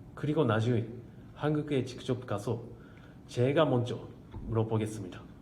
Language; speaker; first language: Korean; non-native, learner; Japanese